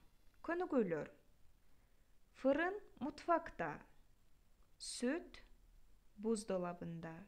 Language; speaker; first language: Turkish; non-native, fluent; Kyrgyz